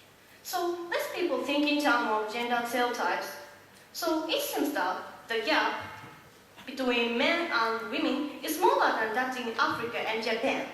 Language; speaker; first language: English; non-native, learner; Japanese